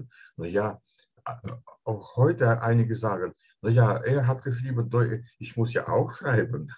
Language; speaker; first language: German; non-native, fluent; Russian